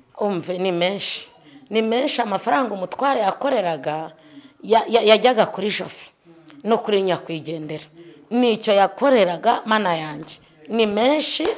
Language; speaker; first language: Kinyarwanda; native; Kinyarwanda